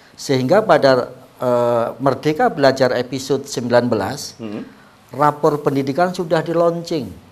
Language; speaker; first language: Indonesian; non-native, local second language; Javanese